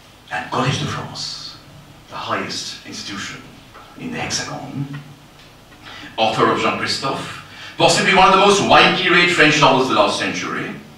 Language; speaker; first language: English; non-native, local second language; Bangla